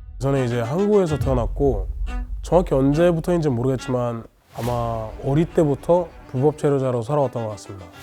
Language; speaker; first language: Korean; early bilingual, other home language; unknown